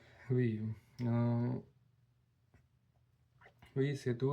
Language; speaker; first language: French; non-native, learner; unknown